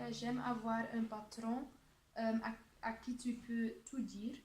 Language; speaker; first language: French; non-native, local second language; Dutch